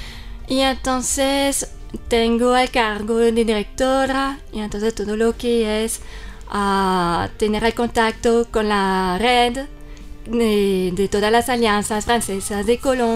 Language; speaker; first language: Spanish; non-native, fluent; French